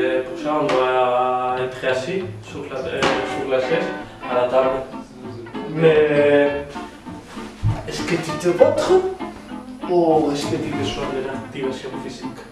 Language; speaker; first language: French; non-native, learner; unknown